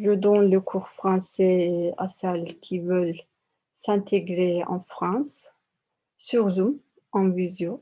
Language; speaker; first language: French; non-native, learner; Turkish